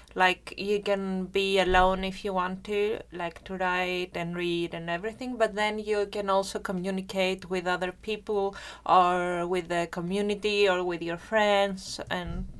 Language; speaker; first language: English; non-native, fluent; Greek